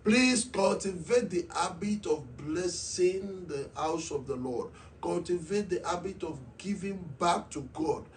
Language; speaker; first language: English; non-native, local second language; Yoruba